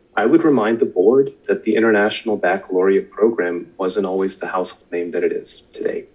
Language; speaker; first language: English; native; English